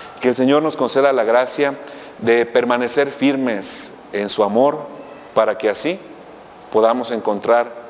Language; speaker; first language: Spanish; native; Spanish